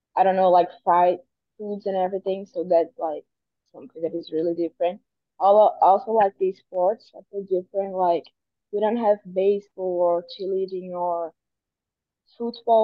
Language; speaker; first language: English; non-native, fluent; Portuguese